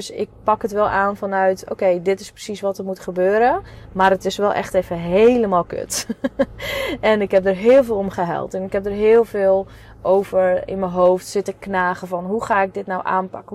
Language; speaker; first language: Dutch; native; Dutch